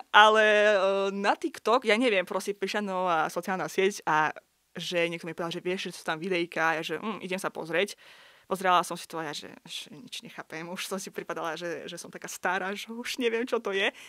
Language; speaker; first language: Slovak; non-native, fluent; Russian